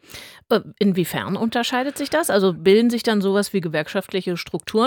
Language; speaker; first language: German; native; German